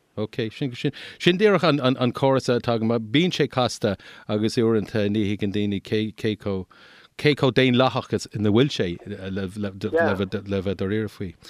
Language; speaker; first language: Irish; non-native, local second language; English